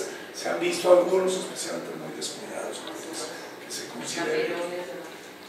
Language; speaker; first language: Spanish; native; Spanish